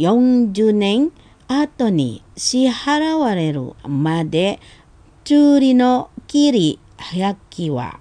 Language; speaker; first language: Japanese; non-native, fluent; Indonesian